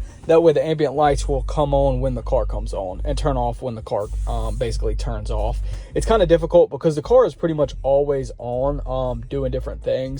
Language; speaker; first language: English; native; English